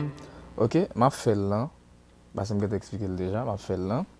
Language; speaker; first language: French; non-native, learner; Haitian Creole